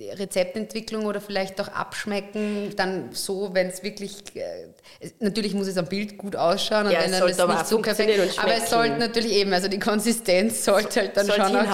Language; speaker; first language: German; native; German